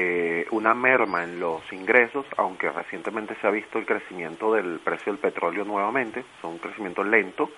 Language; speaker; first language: Spanish; native; Spanish